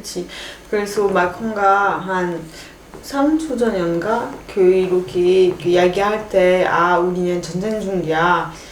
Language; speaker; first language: Korean; non-native, fluent; French